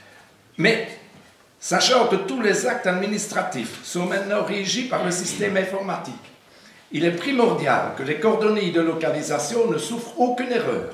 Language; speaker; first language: French; native; French